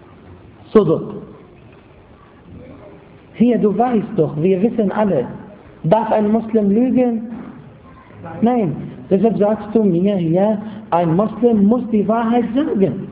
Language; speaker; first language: German; non-native, fluent; Arabic